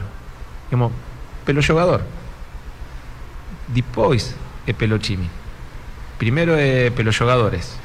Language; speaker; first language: Portuguese; non-native, fluent; Spanish